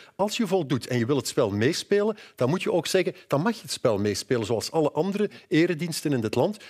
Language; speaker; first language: Dutch; native; Dutch